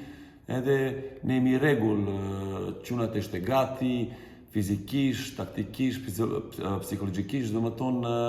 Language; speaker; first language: Albanian; non-native, learner; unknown